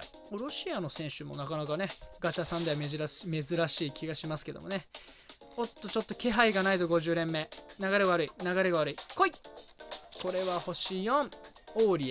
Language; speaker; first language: Japanese; native; Japanese